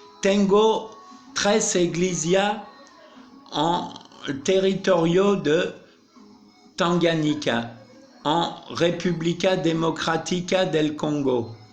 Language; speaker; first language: Spanish; non-native, learner; French